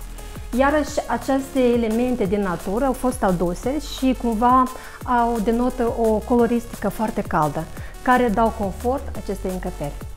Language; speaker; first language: Romanian; native; Romanian